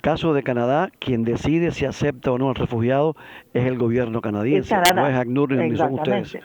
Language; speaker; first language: Spanish; native; Spanish